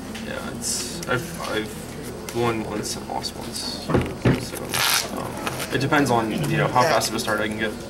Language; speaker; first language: English; native; English